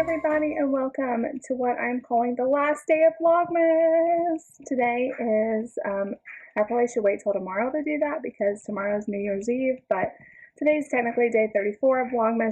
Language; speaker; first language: English; native; English